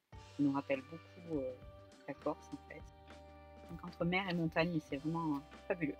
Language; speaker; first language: French; native; French